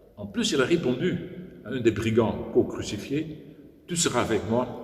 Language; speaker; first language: French; non-native, fluent; Dutch